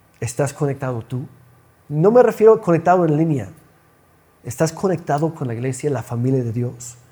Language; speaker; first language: Spanish; non-native, fluent; English